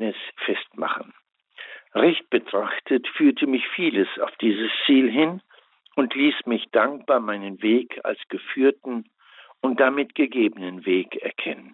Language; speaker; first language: German; native; German